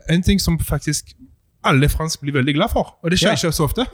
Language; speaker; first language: Norwegian; non-native, fluent; French